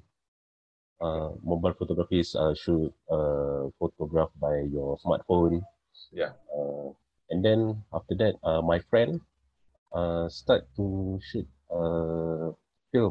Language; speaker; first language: English; non-native, local second language; Malay